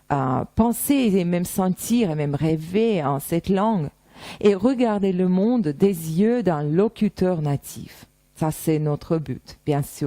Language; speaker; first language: French; non-native, fluent; Russian